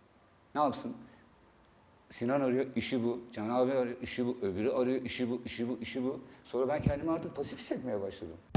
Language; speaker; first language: Turkish; native; Turkish